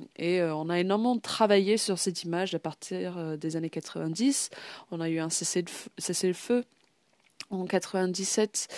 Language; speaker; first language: French; non-native, fluent; English